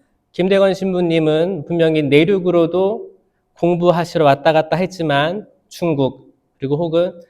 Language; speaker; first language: Korean; native; Korean